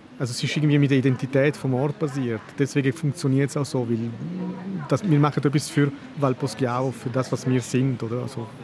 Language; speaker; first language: German; non-native, local second language; Italian